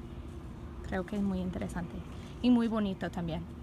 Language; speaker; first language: Spanish; non-native, fluent; English